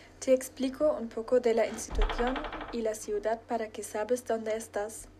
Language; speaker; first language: Spanish; non-native, learner; German